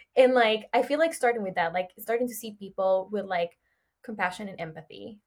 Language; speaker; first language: English; early bilingual, other home language; Spanish